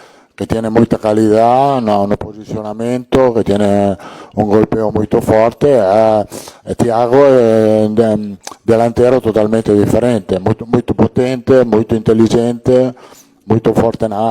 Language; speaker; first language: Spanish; non-native, fluent; Italian